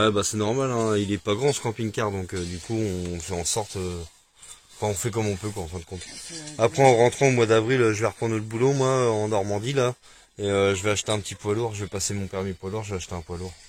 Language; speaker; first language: French; native; French